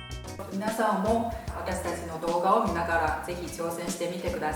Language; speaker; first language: Japanese; non-native, fluent; Chinese